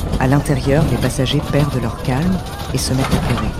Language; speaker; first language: French; native; French